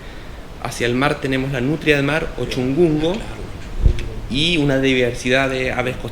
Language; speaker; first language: Spanish; native; Spanish